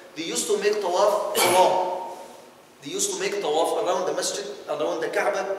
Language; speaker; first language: English; non-native, fluent; Arabic